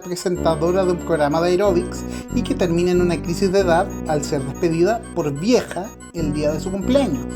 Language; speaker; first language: Spanish; native; Spanish